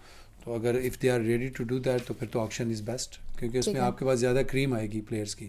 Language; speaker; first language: Urdu; native; Urdu